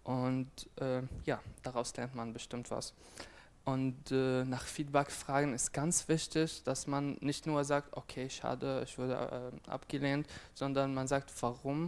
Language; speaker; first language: German; non-native, fluent; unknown